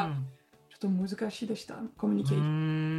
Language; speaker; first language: Japanese; non-native, learner; French